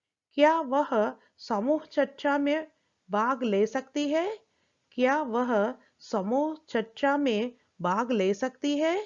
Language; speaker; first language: Hindi; non-native, local second language; Telugu